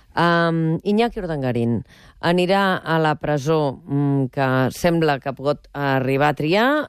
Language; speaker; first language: Catalan; native; Catalan